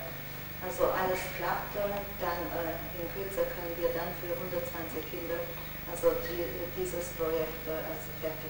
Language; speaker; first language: German; non-native, local second language; Hungarian